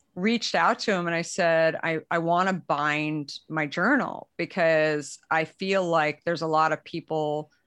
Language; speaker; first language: English; native; English